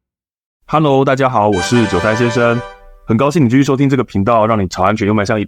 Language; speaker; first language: Chinese; native; Chinese